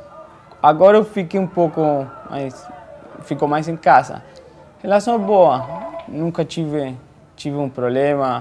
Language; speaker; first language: Portuguese; non-native, fluent; Spanish